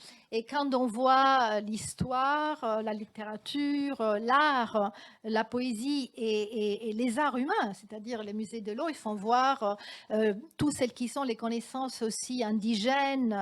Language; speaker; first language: French; non-native, fluent; Italian